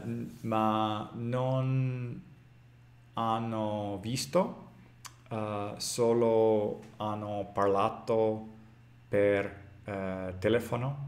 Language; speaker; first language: Italian; non-native, learner; English